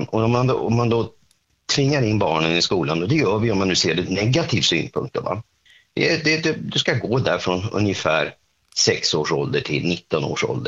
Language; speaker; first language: Swedish; native; Swedish